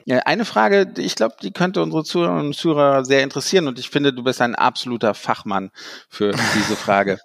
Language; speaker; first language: German; native; German